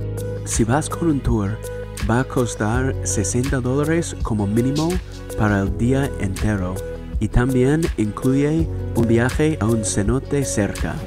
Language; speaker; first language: Spanish; non-native, learner; English